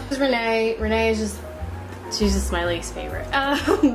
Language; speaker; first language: English; native; English